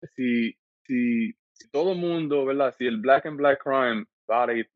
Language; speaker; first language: Spanish; early bilingual, heritage; Spanish